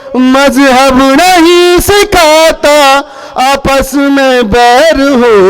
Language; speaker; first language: Hindi; non-native, local second language; Bhojpuri